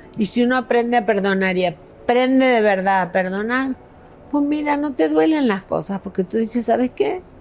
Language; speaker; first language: Spanish; native; Spanish